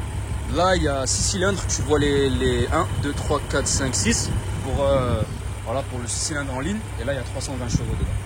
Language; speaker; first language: French; native; French